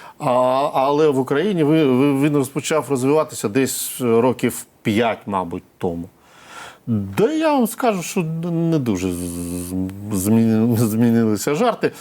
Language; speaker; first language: Ukrainian; non-native, local second language; Russian